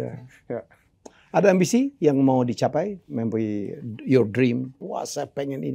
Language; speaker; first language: Indonesian; native; Indonesian